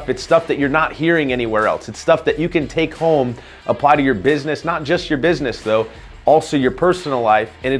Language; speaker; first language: English; native; English